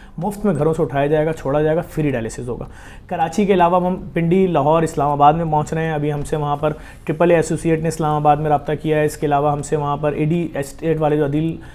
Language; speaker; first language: Urdu; native; Urdu